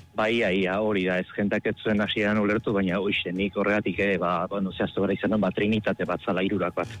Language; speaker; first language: Basque; native; Basque